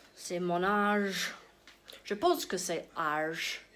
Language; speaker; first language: French; non-native, learner; English